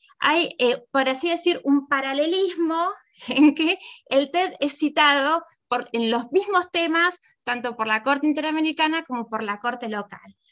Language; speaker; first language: Spanish; native; Spanish